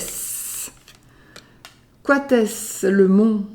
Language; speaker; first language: French; native; French